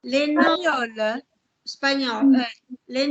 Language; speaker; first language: French; non-native, learner; Italian